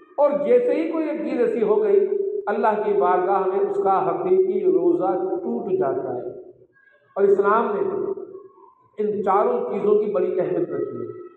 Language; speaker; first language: Urdu; non-native, local second language; Sindhi